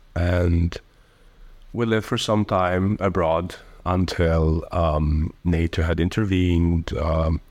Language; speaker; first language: English; early bilingual, other home language; Albanian